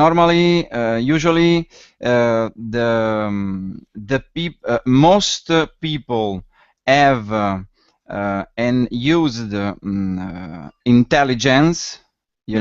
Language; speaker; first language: English; non-native, learner; Italian